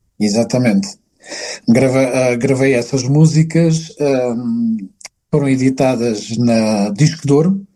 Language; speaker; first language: Portuguese; native; Portuguese